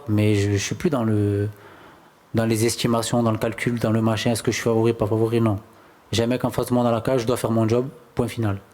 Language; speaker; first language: French; native; French